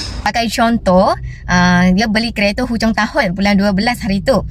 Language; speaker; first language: Malay; native; Malay